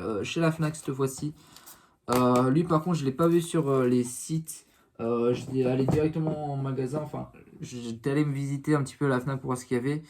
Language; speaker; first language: French; native; French